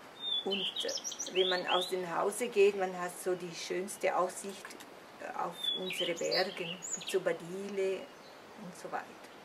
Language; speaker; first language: German; non-native, local second language; Italian